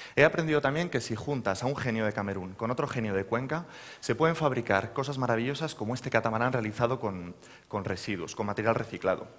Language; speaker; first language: Spanish; native; Spanish